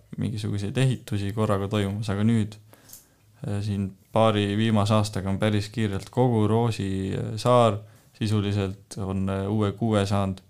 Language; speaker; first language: Estonian; native; Estonian